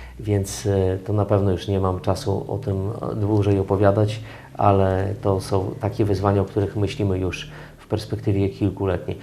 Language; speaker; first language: Polish; native; Polish